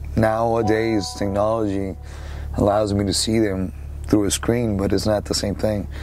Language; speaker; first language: English; non-native, fluent; Spanish